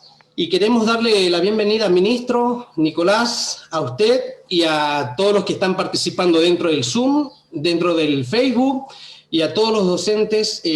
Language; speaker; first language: Spanish; native; Spanish